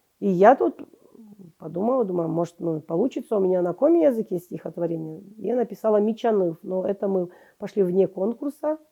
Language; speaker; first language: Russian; non-native, local second language; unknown